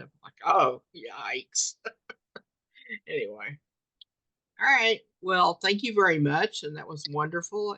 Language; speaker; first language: English; native; English